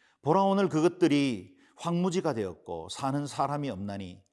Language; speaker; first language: Korean; native; Korean